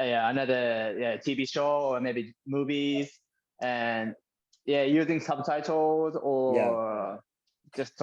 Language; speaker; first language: English; non-native, learner; Japanese